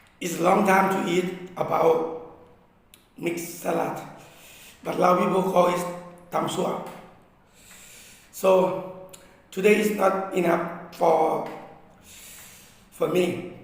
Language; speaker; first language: English; non-native, learner; Lao